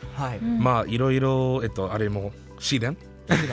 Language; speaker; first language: Japanese; non-native, fluent; English